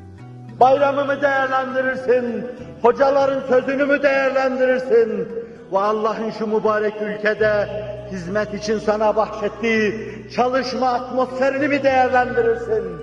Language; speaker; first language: Turkish; native; Turkish